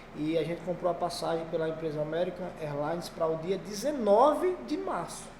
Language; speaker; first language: Portuguese; native; Portuguese